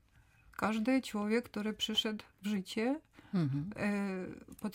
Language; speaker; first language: Polish; non-native, learner; Ukrainian